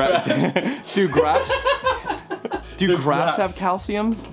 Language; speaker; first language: English; native; English